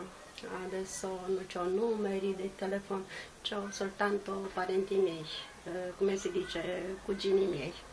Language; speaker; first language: Italian; non-native, learner; Romanian